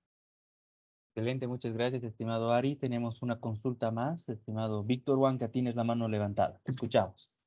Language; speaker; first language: Spanish; native; Spanish